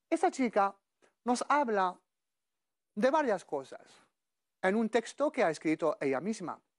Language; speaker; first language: Spanish; non-native, fluent; Arabic